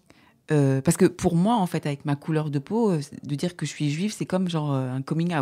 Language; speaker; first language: French; native; French